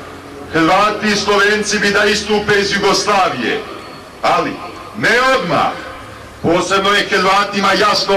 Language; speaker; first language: Bosnian; native; Bosnian